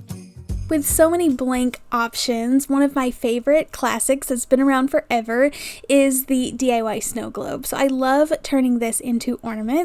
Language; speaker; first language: English; native; English